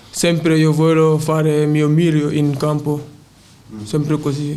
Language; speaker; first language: Italian; non-native, learner; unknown